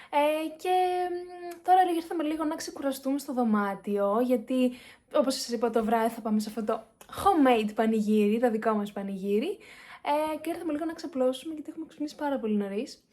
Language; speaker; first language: Greek; native; Greek